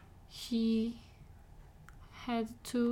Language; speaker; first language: English; non-native, learner; Korean